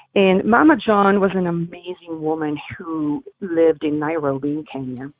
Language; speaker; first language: English; non-native, fluent; Italian